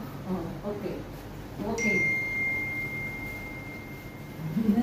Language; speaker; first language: English; non-native, local second language; Filipino